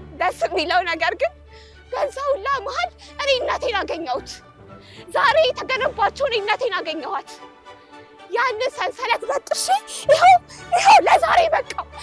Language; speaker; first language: Amharic; native; Amharic